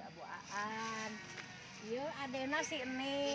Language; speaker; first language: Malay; non-native, local second language; Sundanese